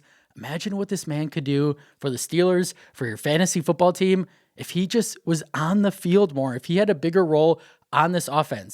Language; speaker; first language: English; native; English